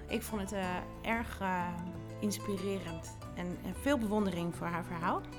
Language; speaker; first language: Dutch; native; Dutch